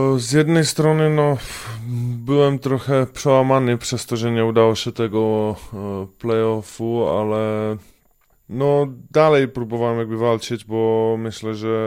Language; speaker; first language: Polish; non-native, fluent; Czech